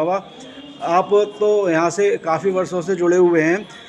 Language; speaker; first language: Hindi; native; Hindi